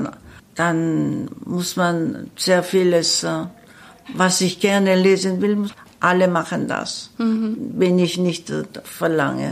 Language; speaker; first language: German; non-native, learner; Korean